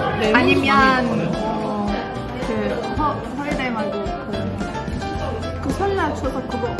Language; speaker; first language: Korean; non-native, learner; Arabic